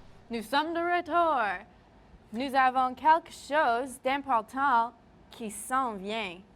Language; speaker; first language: French; non-native, local second language; English